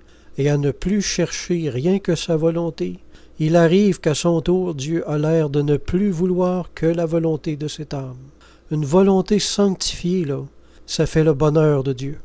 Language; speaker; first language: French; native; French